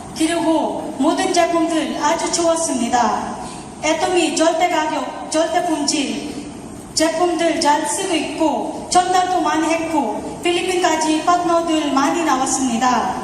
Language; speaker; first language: Korean; non-native, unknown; Filipino